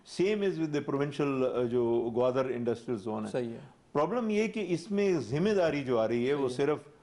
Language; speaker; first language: Urdu; non-native, local second language; Pashto